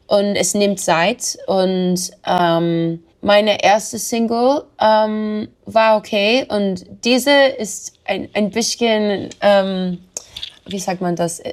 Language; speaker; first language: German; non-native, learner; English